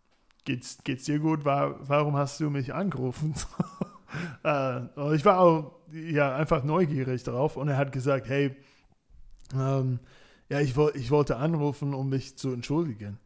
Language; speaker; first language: German; non-native, fluent; English